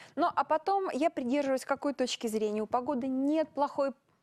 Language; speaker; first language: Russian; native; Russian